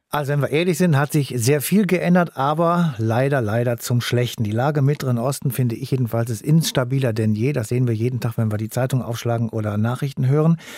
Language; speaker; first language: German; native; German